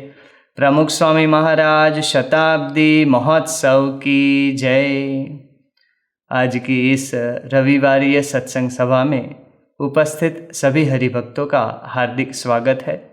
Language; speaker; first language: Hindi; native; Hindi